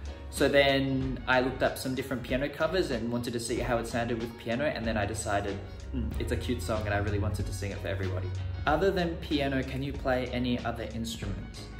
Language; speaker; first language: English; native; English